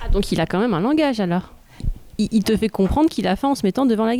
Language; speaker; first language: French; native; French